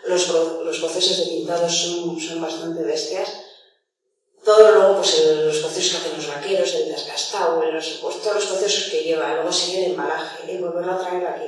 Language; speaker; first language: Spanish; native; Spanish